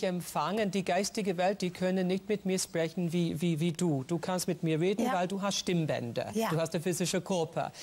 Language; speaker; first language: German; non-native, fluent; English